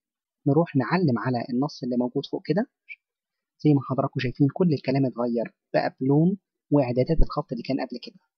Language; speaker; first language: Arabic; native; Arabic